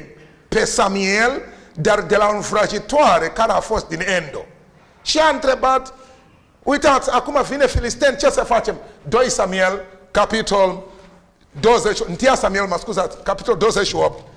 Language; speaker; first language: Romanian; non-native, learner; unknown